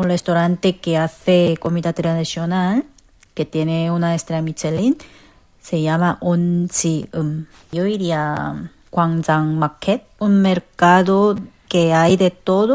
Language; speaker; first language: Spanish; non-native, fluent; Korean